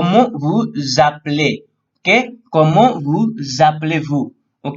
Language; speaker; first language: French; non-native, learner; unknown